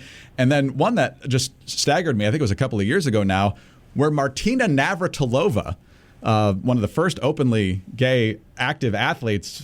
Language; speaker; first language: English; native; English